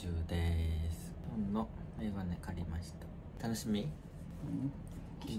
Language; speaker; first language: Japanese; non-native, learner; Korean